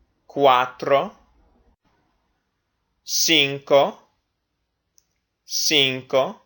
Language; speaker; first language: Spanish; non-native, fluent; English